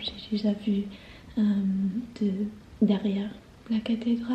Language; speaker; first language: French; non-native, learner; English